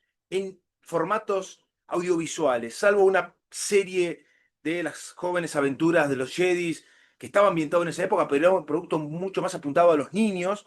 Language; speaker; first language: Spanish; native; Spanish